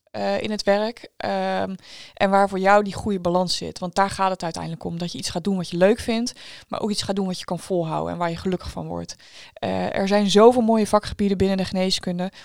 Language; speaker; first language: Dutch; native; Dutch